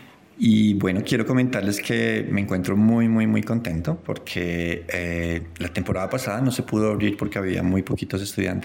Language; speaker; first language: Spanish; native; Spanish